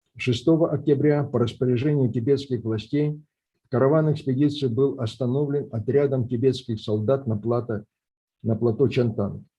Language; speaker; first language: Russian; native; Russian